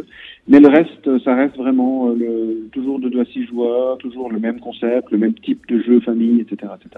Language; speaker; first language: French; native; French